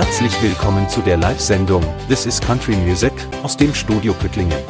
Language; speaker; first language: German; native; German